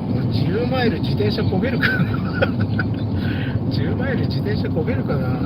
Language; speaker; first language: Japanese; native; Japanese